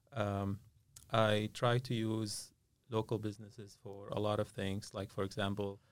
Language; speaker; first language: English; non-native, fluent; Arabic